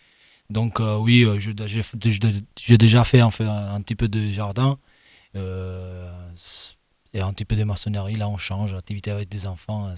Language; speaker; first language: French; non-native, fluent; Italian